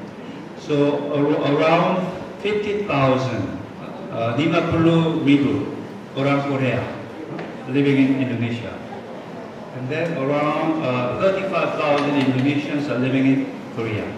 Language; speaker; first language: English; non-native, fluent; Korean